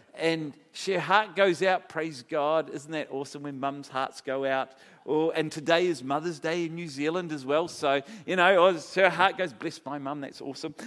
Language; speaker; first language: English; native; English